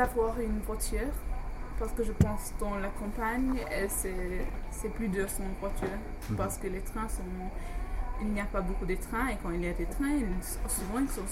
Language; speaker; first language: French; non-native, fluent; English